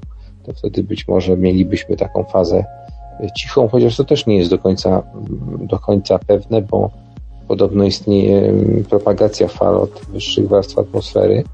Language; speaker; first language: Polish; native; Polish